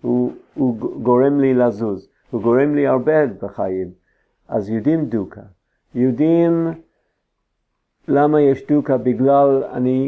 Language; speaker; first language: Hebrew; non-native, fluent; English